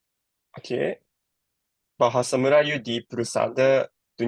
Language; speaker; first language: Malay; non-native, learner; Japanese